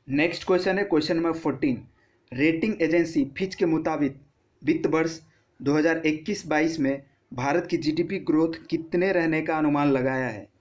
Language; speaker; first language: Hindi; non-native, local second language; Bangla